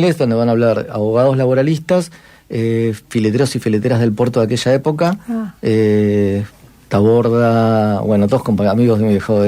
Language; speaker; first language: Spanish; native; Spanish